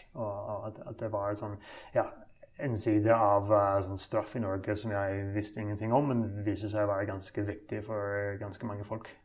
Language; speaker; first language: Norwegian; non-native, fluent; English